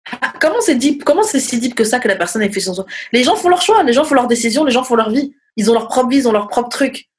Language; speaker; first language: French; native; French